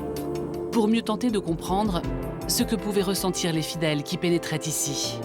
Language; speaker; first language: French; native; French